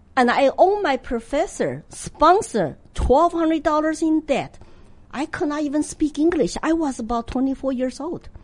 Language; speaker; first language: English; non-native, fluent; Chinese